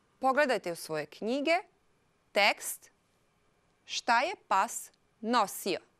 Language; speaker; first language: Serbian; non-native, local second language; Hungarian